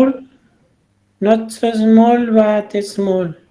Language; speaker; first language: English; non-native, learner; Spanish